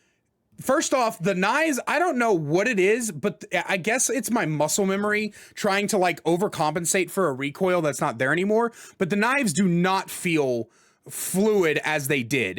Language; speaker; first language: English; native; English